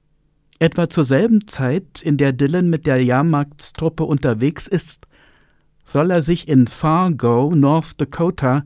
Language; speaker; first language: German; native; German